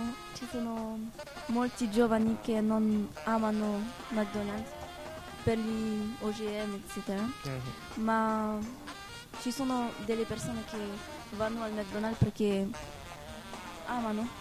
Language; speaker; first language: Italian; non-native, learner; French